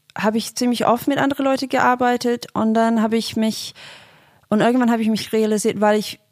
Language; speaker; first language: German; non-native, fluent; English